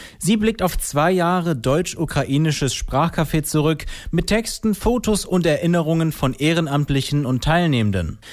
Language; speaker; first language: German; native; German